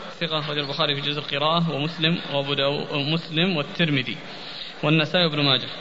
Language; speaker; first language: Arabic; native; Arabic